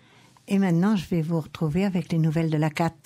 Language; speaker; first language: French; native; French